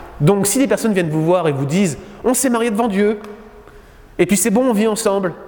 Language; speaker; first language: French; native; French